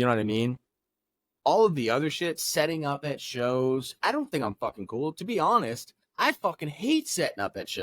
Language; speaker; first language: English; native; English